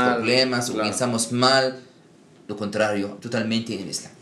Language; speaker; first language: Spanish; non-native, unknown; Arabic